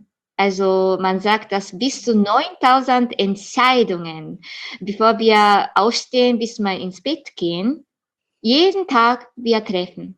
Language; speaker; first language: German; non-native, fluent; Japanese